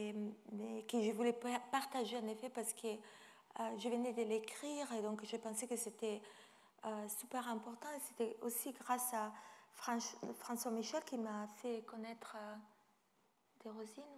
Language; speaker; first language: French; non-native, fluent; Italian